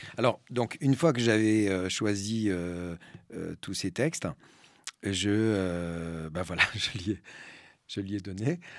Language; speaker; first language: French; early bilingual, other home language; Spanish